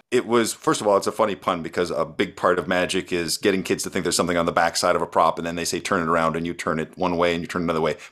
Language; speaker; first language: English; native; English